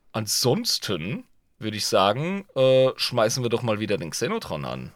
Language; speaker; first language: German; native; German